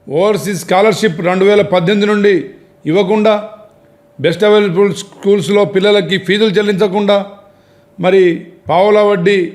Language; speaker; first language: Telugu; non-native, local second language; Lambadi